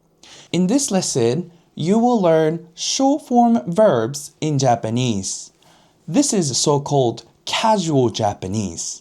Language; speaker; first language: English; non-native, fluent; Japanese